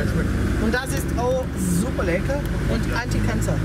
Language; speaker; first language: German; non-native, learner; Portuguese